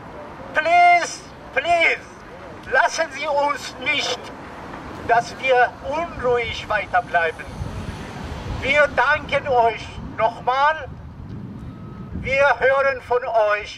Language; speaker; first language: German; non-native, learner; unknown